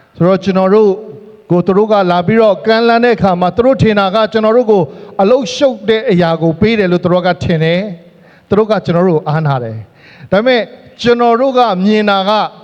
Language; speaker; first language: Burmese; non-native, local second language; Hakha Chin